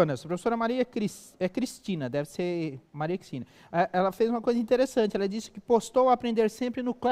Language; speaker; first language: Portuguese; native; Portuguese